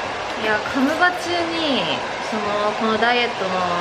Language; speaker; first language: Japanese; native; Japanese